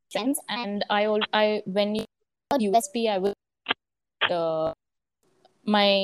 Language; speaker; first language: English; non-native, local second language; Gujarati